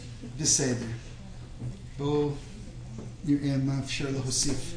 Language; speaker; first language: Hebrew; non-native, fluent; English